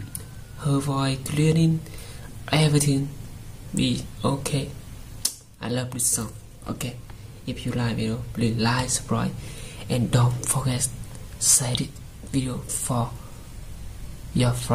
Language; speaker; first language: English; non-native, learner; Vietnamese